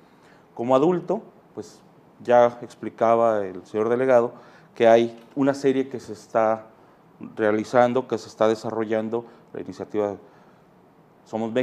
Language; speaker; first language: Spanish; native; Spanish